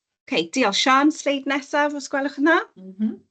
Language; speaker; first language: Welsh; non-native, local second language; English